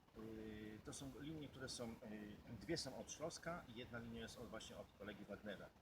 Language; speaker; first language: Polish; native; Polish